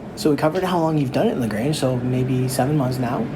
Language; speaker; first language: English; native; English